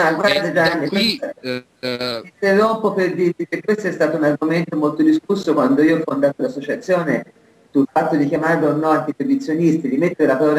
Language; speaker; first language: Italian; native; Italian